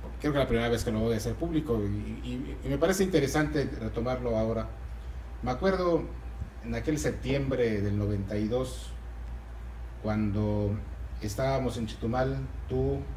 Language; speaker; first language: Spanish; native; Spanish